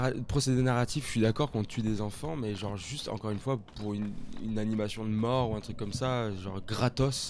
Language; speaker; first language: French; native; French